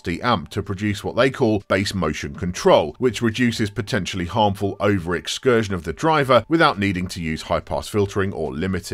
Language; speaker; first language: English; native; English